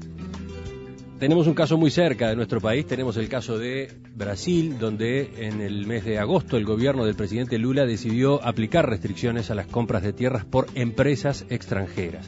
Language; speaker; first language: Spanish; native; Spanish